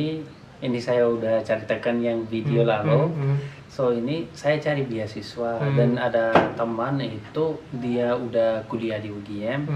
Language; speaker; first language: Indonesian; non-native, learner; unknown